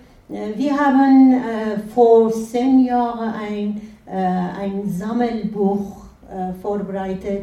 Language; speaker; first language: German; non-native, fluent; Persian